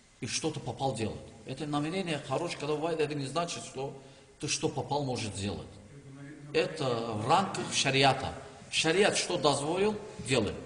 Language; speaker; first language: Russian; non-native, learner; Turkish